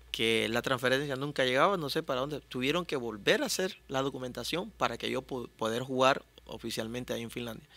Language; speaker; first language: Spanish; native; Spanish